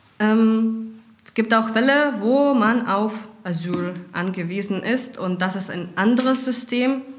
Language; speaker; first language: German; non-native, fluent; Russian